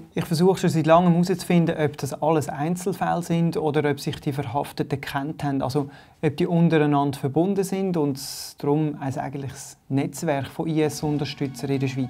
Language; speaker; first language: German; native; German